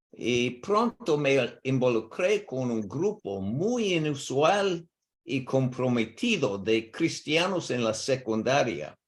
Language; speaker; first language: Spanish; non-native, learner; English